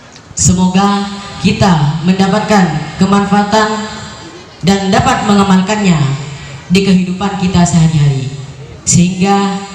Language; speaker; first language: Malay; non-native, local second language; Madurese